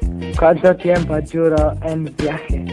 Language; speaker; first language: Spanish; non-native, learner; English